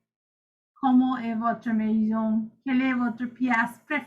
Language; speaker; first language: French; non-native, fluent; Sinhala